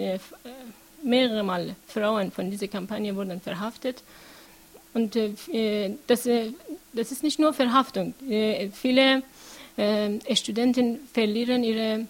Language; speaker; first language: German; non-native, learner; Persian